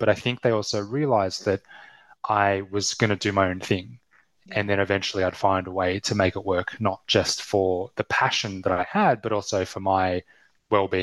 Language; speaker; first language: English; native; English